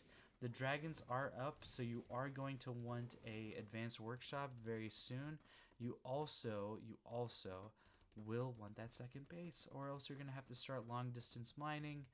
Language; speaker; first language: English; native; English